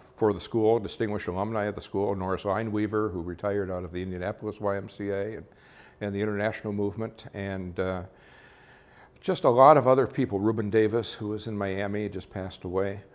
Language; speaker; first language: English; native; English